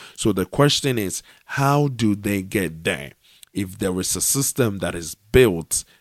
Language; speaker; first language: English; non-native, local second language; Akan